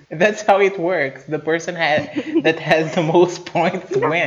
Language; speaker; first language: English; non-native, fluent; Portuguese